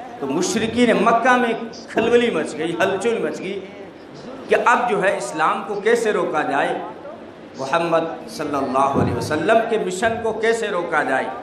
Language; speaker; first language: Urdu; non-native, local second language; Gujarati